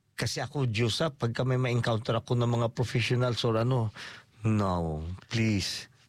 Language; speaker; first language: Filipino; native; Filipino